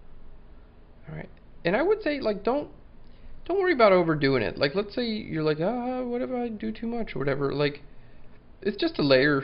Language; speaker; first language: English; native; English